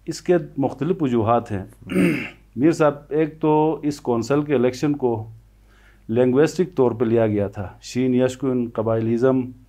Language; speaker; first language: Urdu; non-native, local second language; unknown